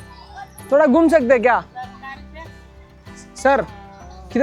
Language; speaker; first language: Hindi; non-native, local second language; Kannada